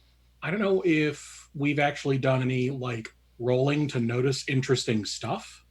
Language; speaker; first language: English; native; English